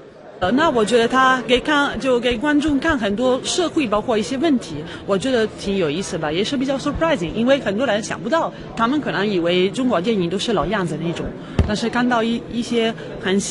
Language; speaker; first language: Chinese; non-native, fluent; Italian